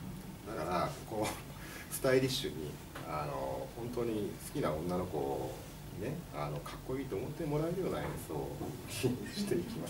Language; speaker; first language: Japanese; non-native, fluent; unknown